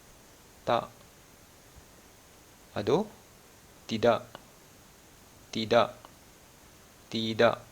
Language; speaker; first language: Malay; non-native, fluent; Malayalam